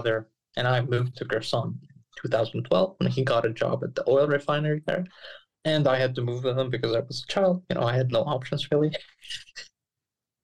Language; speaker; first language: English; non-native, fluent; Ukrainian